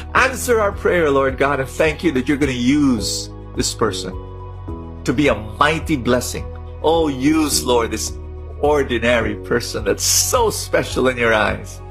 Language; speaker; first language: English; non-native, local second language; Filipino